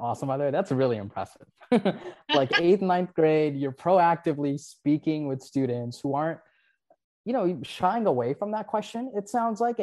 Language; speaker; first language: English; non-native, local second language; Nepali